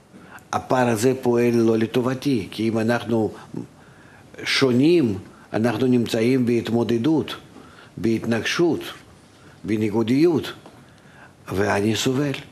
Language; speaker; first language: Hebrew; non-native, fluent; Russian